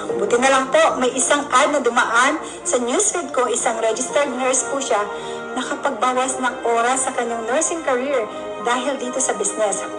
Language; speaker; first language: Filipino; non-native, local second language; Pampanga